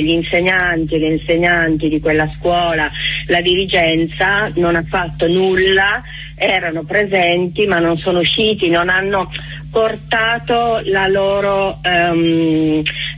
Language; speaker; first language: Italian; native; Italian